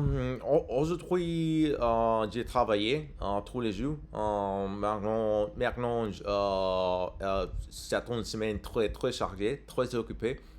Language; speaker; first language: French; non-native, learner; English